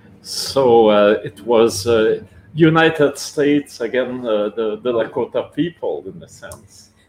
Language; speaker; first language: English; non-native, local second language; French